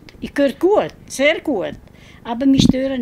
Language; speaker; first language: German; non-native, learner; Italian